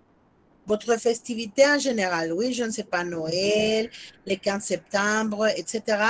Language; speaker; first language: French; non-native, fluent; Spanish